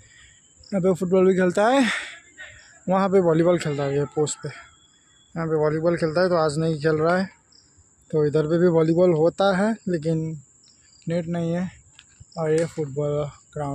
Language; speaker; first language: Hindi; non-native, local second language; Nepali